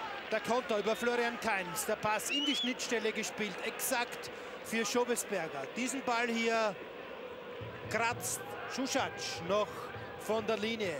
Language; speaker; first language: German; native; German